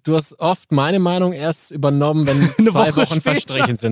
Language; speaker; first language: German; native; German